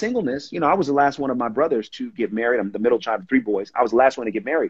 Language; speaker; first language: English; native; English